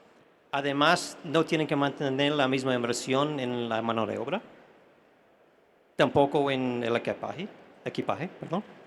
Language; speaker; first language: Spanish; non-native, fluent; English